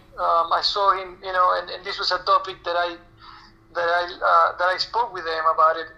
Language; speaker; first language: English; non-native, fluent; Spanish